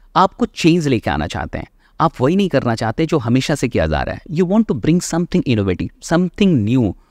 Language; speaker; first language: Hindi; native; Hindi